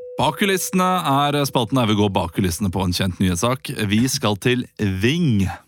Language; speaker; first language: Norwegian; native; Norwegian